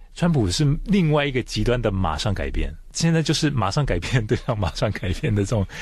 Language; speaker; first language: Chinese; native; Chinese